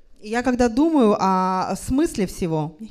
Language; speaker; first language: Russian; native; Russian